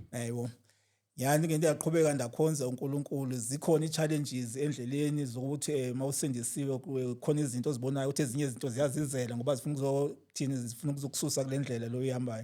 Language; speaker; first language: Zulu; native; Zulu